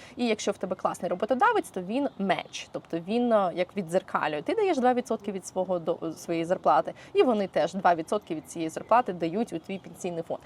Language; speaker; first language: Ukrainian; native; Ukrainian